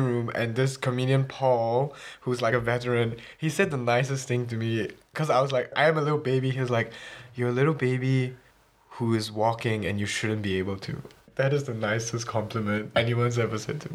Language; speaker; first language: English; early bilingual, other home language; Chinese